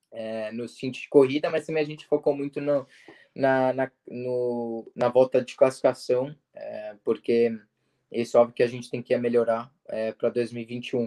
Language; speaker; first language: Portuguese; early bilingual, heritage; Portuguese